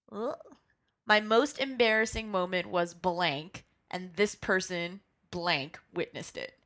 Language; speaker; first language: English; native; English